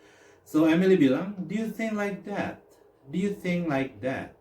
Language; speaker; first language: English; non-native, fluent; Indonesian